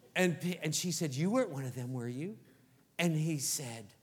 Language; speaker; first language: English; native; English